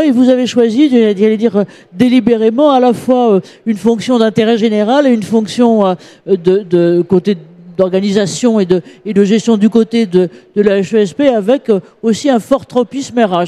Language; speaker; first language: French; native; French